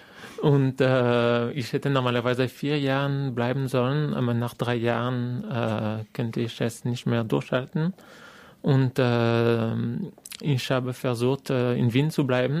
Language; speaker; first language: German; non-native, fluent; French